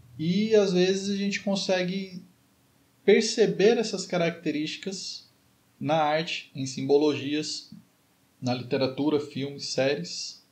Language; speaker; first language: Portuguese; native; Portuguese